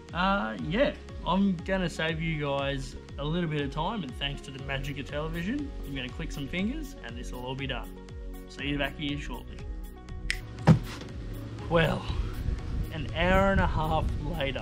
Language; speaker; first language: English; native; English